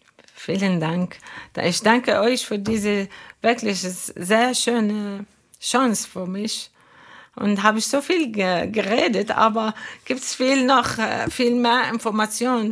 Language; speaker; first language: German; non-native, learner; Arabic